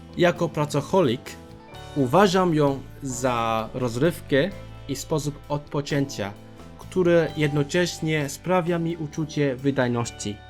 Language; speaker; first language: Polish; non-native, fluent; Cantonese